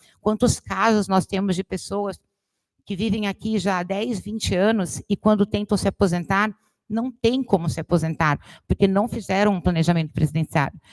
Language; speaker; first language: Portuguese; native; Portuguese